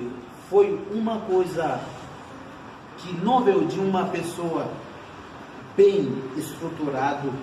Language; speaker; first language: Portuguese; non-native, fluent; Haitian Creole